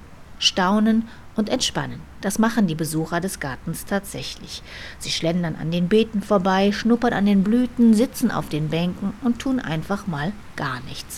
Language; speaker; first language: German; native; German